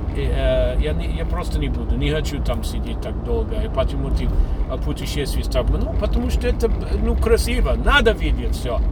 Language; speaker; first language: Russian; non-native, fluent; English